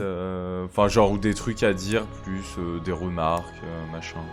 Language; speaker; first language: French; native; French